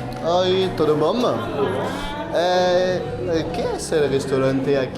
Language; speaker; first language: Portuguese; non-native, learner; French